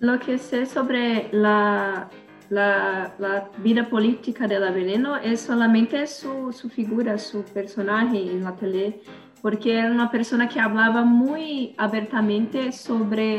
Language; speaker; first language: Spanish; non-native, learner; Portuguese